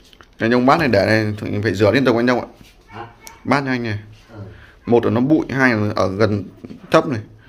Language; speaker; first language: Vietnamese; native; Vietnamese